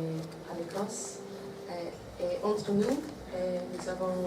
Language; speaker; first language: French; non-native, learner; English